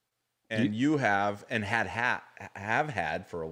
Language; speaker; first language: English; native; English